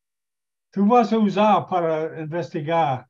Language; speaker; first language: Spanish; non-native, learner; English